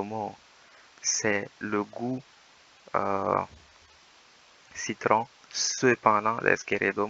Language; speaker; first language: French; native; French